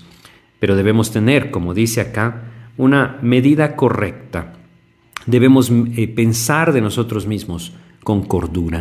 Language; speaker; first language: Spanish; native; Spanish